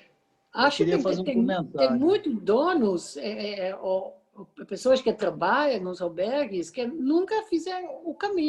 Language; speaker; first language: Portuguese; non-native, fluent; Dutch